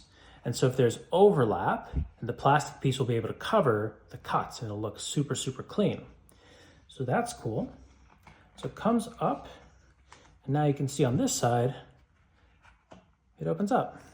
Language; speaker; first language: English; native; English